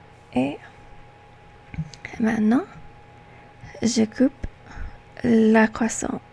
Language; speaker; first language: French; non-native, learner; English